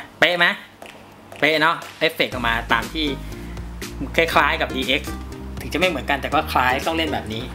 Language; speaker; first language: Thai; native; Thai